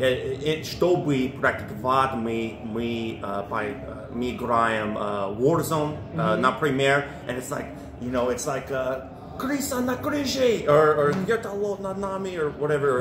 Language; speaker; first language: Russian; non-native, learner; English